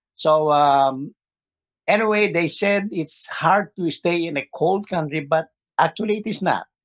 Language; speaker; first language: English; non-native, local second language; Filipino